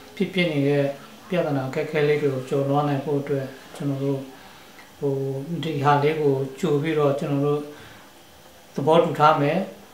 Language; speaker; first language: Burmese; non-native, local second language; Western Kayah